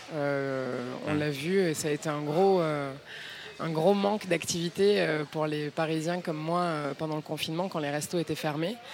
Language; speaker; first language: French; native; French